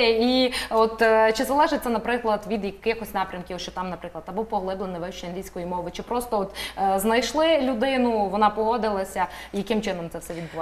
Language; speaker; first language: Ukrainian; native; Ukrainian